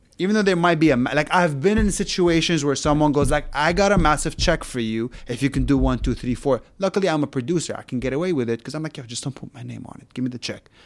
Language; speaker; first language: English; non-native, fluent; Arabic